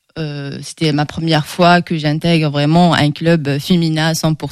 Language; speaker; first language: French; non-native, local second language; Arabic